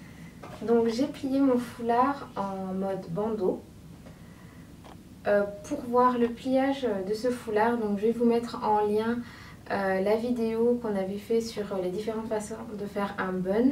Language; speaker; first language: French; native; French